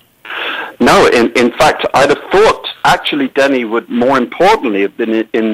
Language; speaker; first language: English; native; English